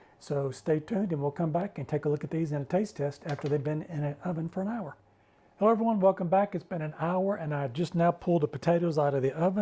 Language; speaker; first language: English; native; English